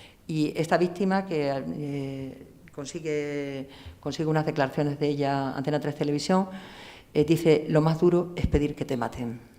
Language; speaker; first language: Spanish; native; Spanish